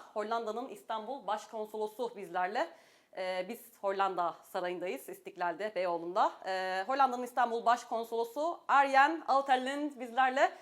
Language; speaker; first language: Turkish; native; Turkish